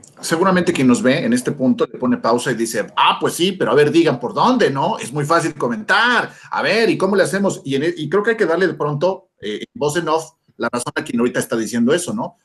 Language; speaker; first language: Spanish; native; Spanish